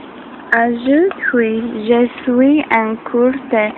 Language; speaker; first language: French; non-native, fluent; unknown